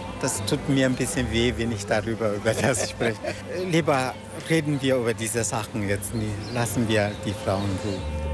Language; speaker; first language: German; non-native, fluent; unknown